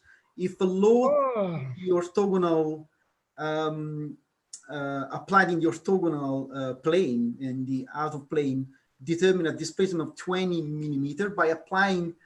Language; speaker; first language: English; non-native, fluent; Italian